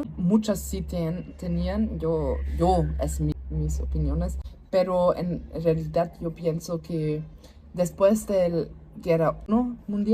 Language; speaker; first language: Spanish; non-native, learner; German